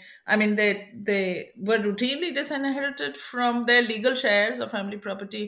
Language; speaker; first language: English; non-native, local second language; Bangla